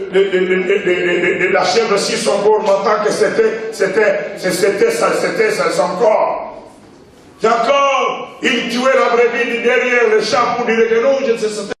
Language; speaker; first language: French; non-native, local second language; Lingala